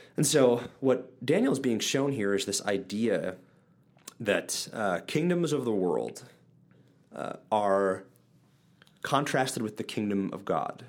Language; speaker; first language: English; native; English